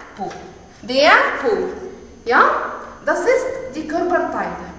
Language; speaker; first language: German; non-native, fluent; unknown